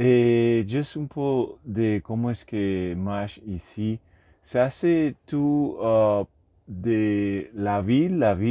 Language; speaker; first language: French; non-native, learner; Spanish